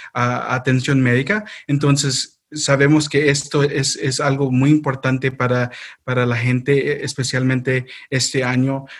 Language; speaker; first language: Spanish; early bilingual, heritage; Spanish